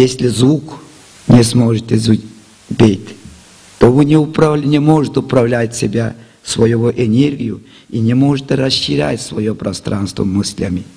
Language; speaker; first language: Russian; non-native, local second language; Tuvinian